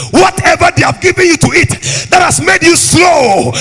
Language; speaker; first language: English; non-native, local second language; Akan